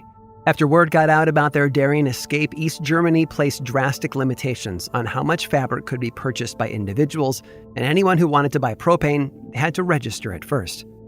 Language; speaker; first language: English; native; English